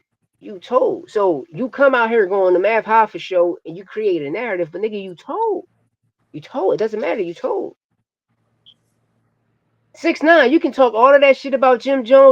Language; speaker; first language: English; native; English